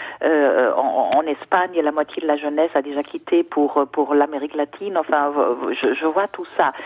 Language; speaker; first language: French; non-native, fluent; German